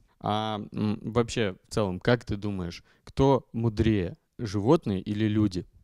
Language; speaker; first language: Russian; native; Russian